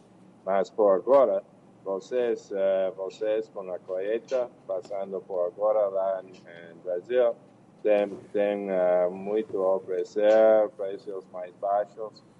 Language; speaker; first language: Portuguese; non-native, learner; English